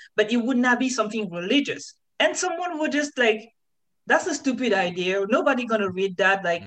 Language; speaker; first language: English; non-native, fluent; French